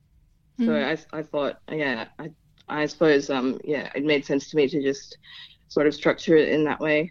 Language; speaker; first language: English; non-native, local second language; Filipino